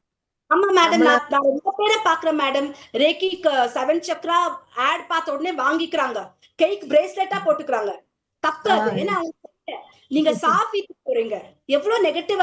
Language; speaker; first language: Tamil; native; Tamil